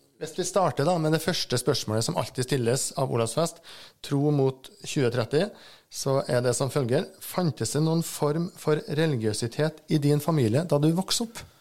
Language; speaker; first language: Norwegian; native; Norwegian